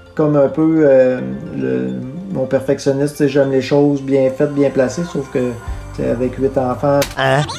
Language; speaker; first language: French; native; French